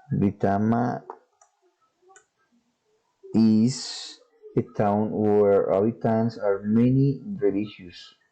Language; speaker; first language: English; non-native, learner; Spanish